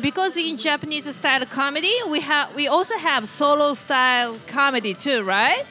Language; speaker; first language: English; non-native, fluent; Japanese